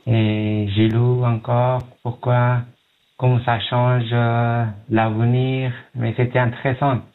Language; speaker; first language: French; non-native, learner; Pashto